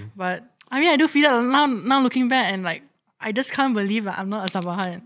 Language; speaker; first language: English; non-native, local second language; Chinese